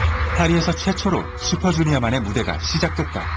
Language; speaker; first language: Korean; native; Korean